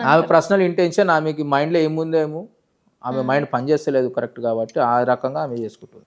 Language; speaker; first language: Telugu; native; Telugu